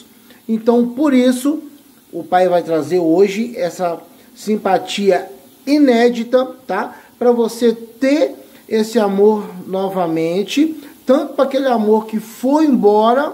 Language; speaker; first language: Portuguese; native; Portuguese